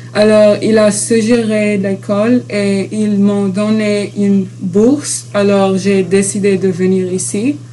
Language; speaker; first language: French; non-native, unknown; Arabic